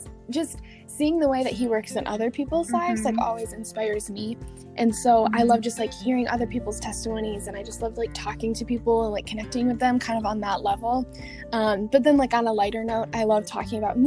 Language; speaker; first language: English; native; English